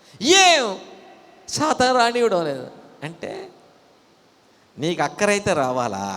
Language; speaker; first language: Telugu; native; Telugu